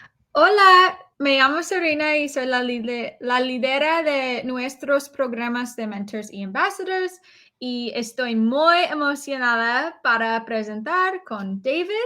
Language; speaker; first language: Spanish; non-native, learner; English